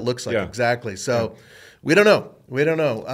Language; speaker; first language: English; native; English